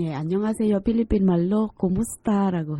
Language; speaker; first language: Korean; non-native, fluent; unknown